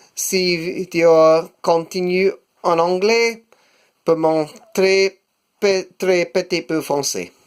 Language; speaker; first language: French; non-native, learner; English